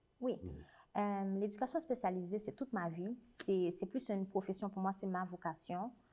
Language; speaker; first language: French; non-native, local second language; Haitian Creole